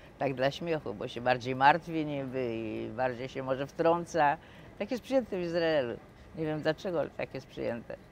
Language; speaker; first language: Polish; native; Polish